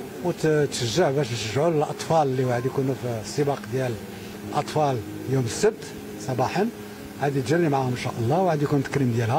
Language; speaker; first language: Arabic; native; Arabic